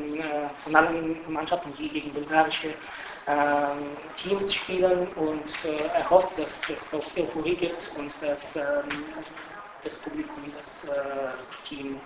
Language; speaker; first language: German; non-native, fluent; Bulgarian